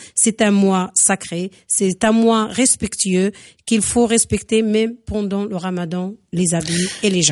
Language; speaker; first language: French; non-native, fluent; Arabic